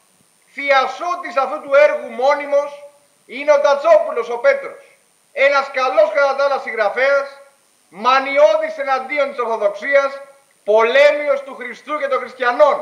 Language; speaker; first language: Greek; native; Greek